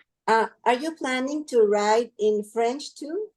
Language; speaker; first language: English; non-native, learner; Spanish